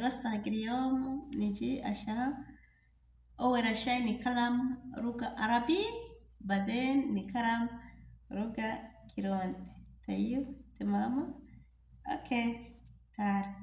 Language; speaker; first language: Arabic; non-native, learner; Rundi